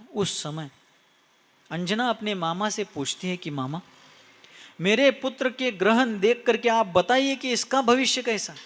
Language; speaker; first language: Hindi; non-native, local second language; Marathi